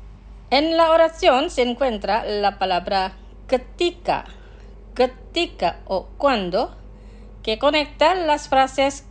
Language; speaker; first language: Spanish; non-native, fluent; Indonesian